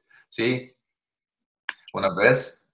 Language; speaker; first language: Spanish; non-native, learner; Chinese